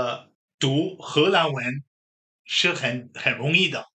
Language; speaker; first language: Chinese; non-native, fluent; Dutch